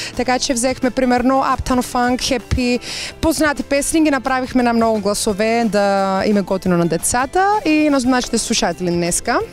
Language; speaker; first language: Bulgarian; non-native, fluent; Greek